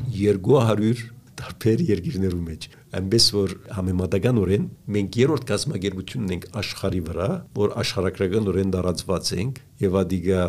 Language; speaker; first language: Armenian; early bilingual, heritage; Armenian